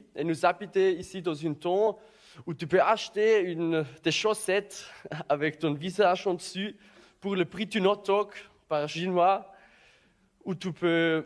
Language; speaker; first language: French; non-native, learner; German